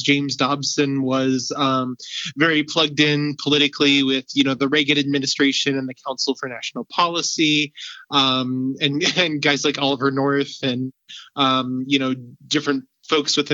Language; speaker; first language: English; native; English